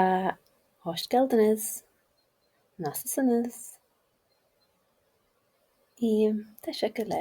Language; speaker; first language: Turkish; non-native, learner; English